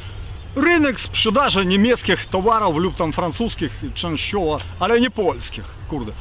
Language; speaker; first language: Polish; non-native, fluent; Ukrainian